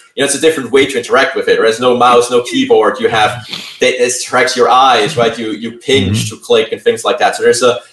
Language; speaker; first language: English; non-native, fluent; Swiss German